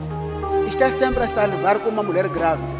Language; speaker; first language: Portuguese; non-native, local second language; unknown